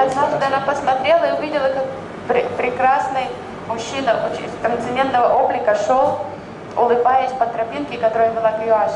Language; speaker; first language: Russian; native; Russian